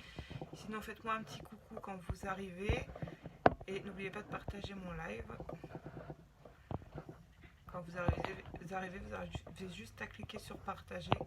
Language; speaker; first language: French; native; French